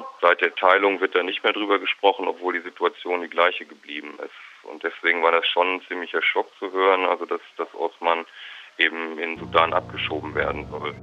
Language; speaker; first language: German; native; German